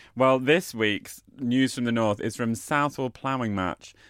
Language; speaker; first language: English; native; English